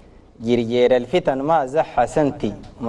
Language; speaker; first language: Arabic; native; Arabic